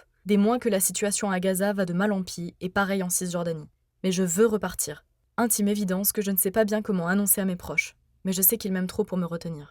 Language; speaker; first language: French; native; French